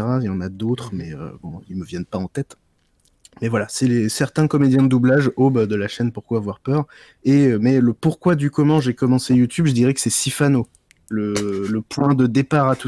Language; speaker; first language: French; native; French